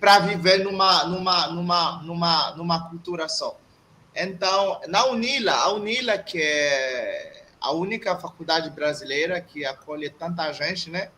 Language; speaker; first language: Portuguese; non-native, fluent; Haitian Creole